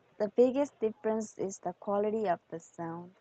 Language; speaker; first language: English; non-native, learner; Korean